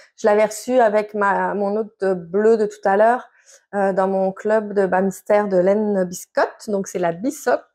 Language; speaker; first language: French; native; French